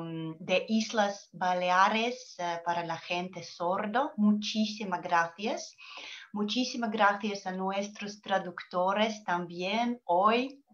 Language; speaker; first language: Spanish; non-native, learner; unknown